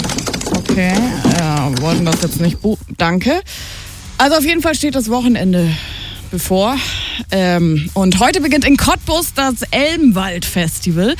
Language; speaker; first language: German; native; German